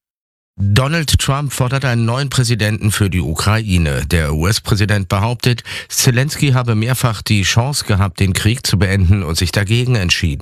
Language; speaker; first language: German; native; German